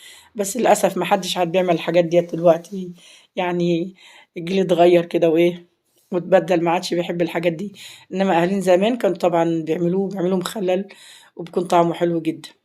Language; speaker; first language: Arabic; native; Arabic